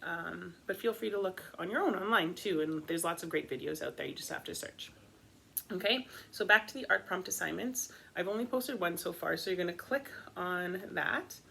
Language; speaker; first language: English; native; English